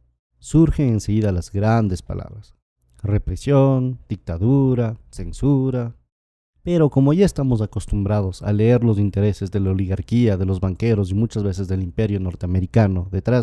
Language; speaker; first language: Spanish; native; Spanish